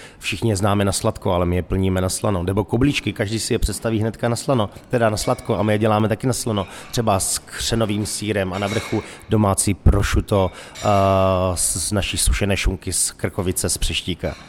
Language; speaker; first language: Czech; native; Czech